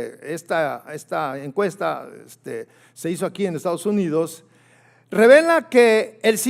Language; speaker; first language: Spanish; native; Spanish